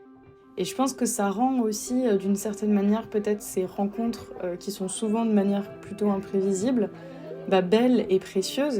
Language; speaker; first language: French; native; French